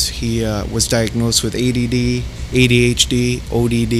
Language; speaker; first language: English; native; English